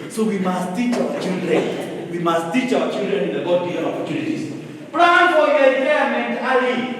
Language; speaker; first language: English; non-native, local second language; Swahili